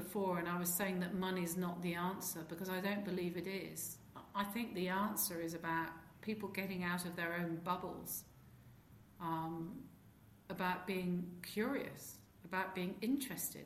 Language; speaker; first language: English; native; English